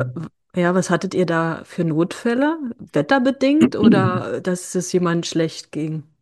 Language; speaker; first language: German; native; German